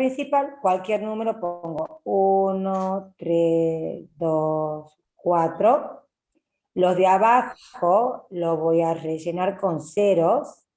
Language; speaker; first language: Spanish; native; Spanish